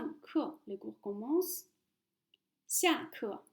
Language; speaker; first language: French; non-native, fluent; Chinese